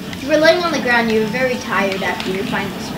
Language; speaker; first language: English; native; English